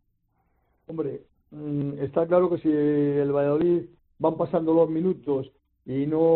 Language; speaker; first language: Spanish; native; Spanish